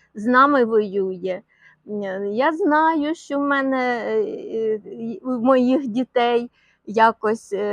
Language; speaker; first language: Ukrainian; non-native, local second language; Russian